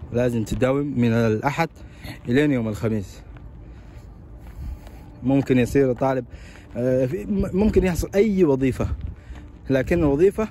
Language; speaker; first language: Arabic; non-native, local second language; Somali